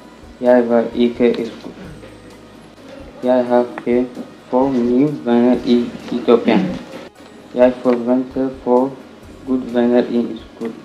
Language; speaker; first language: Danish; non-native, learner; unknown